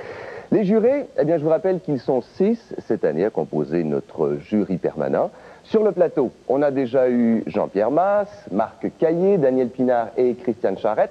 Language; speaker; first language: French; native; French